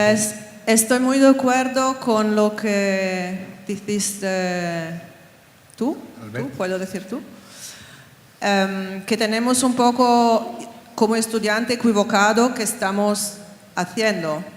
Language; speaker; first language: Spanish; non-native, fluent; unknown